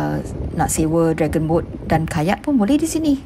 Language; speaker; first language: Malay; native; Malay